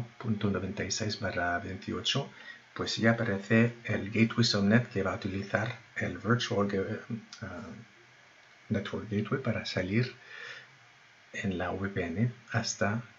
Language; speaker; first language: Spanish; non-native, fluent; French